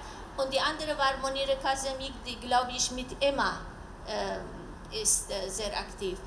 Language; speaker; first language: German; non-native, learner; Persian